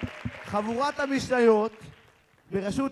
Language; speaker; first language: Hebrew; native; Hebrew